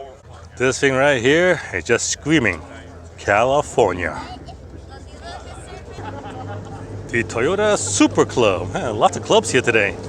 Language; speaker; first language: English; native; English